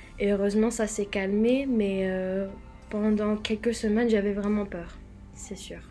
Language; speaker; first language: French; non-native, fluent; English